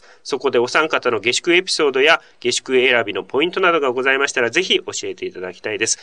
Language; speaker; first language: Japanese; native; Japanese